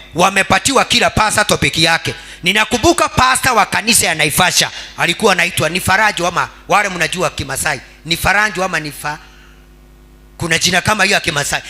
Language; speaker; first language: Swahili; non-native, local second language; Kikuyu